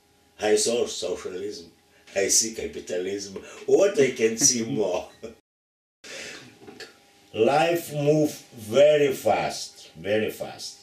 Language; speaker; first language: English; non-native, learner; Lithuanian